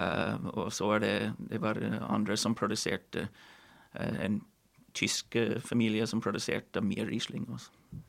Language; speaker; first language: Norwegian; non-native, fluent; English